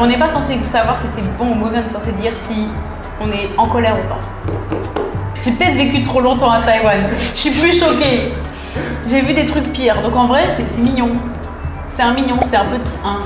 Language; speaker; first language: French; native; French